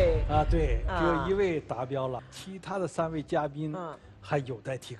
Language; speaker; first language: Chinese; native; Chinese